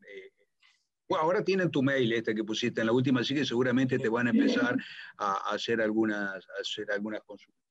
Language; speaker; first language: Spanish; native; Spanish